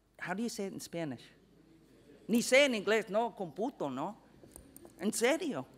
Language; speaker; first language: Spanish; non-native, fluent; English